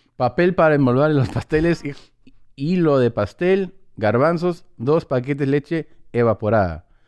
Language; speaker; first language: Spanish; early bilingual, heritage; English